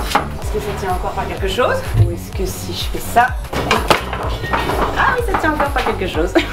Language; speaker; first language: French; native; French